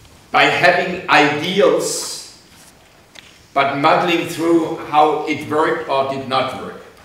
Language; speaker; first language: English; non-native, fluent; German